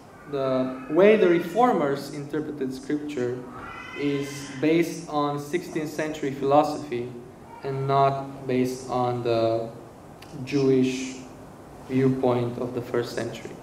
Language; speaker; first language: English; non-native, fluent; Romanian